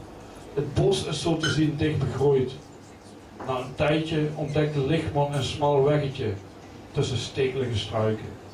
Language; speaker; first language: Dutch; native; Dutch